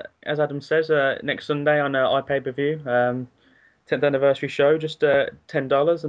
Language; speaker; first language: English; native; English